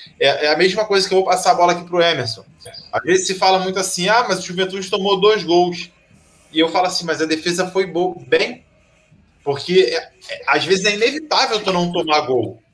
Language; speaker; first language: Portuguese; native; Portuguese